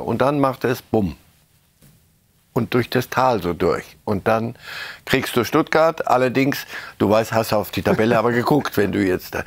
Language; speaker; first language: German; native; German